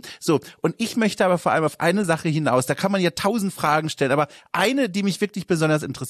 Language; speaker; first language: German; native; German